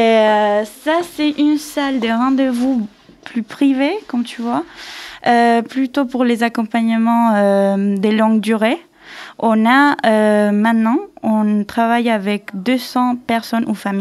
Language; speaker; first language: French; non-native, fluent; Spanish